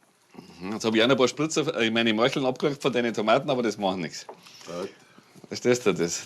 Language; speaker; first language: German; native; German